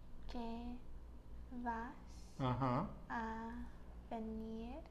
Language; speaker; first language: Spanish; non-native, learner; English